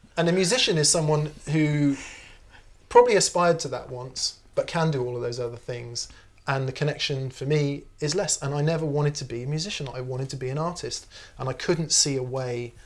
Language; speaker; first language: English; native; English